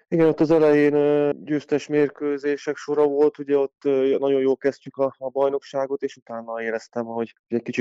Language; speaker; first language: Hungarian; native; Hungarian